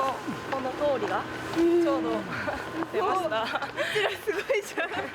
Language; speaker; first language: Japanese; native; Japanese